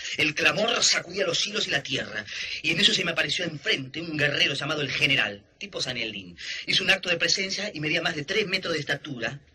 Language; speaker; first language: Spanish; native; Spanish